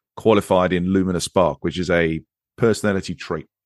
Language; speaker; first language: English; native; English